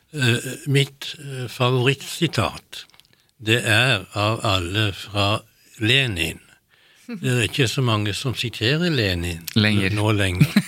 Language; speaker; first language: Norwegian; native; Norwegian